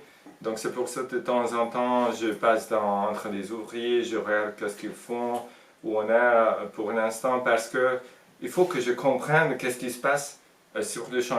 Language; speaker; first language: French; non-native, fluent; Hungarian